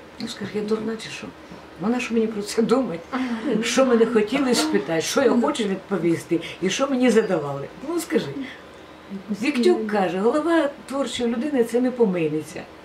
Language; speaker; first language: Ukrainian; non-native, local second language; Russian